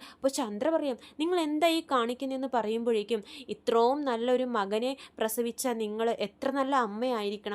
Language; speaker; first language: Malayalam; native; Malayalam